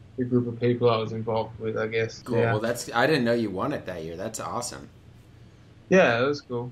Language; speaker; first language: English; native; English